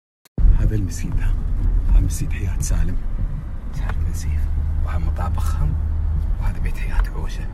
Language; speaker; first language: Arabic; native; Arabic